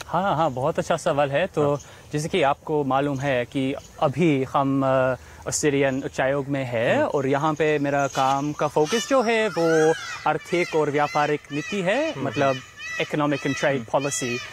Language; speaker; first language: Hindi; non-native, fluent; English